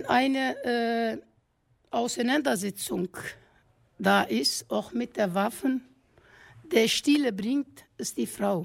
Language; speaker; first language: German; non-native, fluent; Kurdish